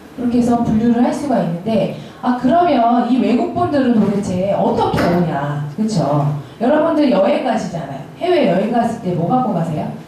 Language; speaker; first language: Korean; native; Korean